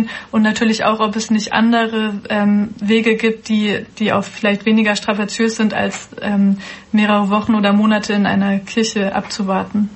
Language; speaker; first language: German; native; German